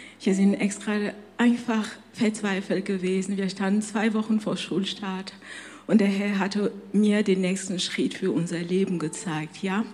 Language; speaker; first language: German; non-native, fluent; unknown